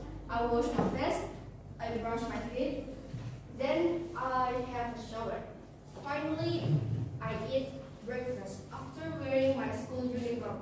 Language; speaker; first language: English; non-native, learner; Indonesian